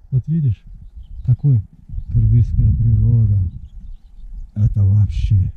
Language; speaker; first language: Russian; non-native, fluent; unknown